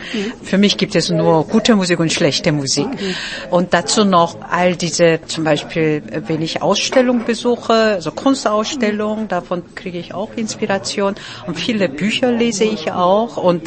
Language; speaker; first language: German; non-native, fluent; Korean